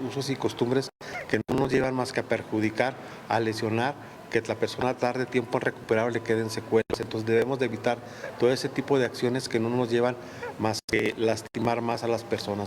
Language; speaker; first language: Spanish; native; Spanish